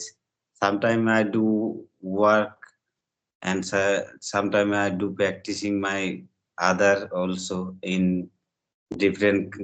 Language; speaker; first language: English; non-native, learner; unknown